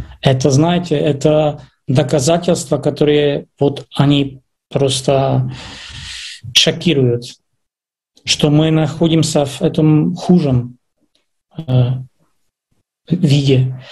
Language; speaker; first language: Russian; non-native, fluent; Czech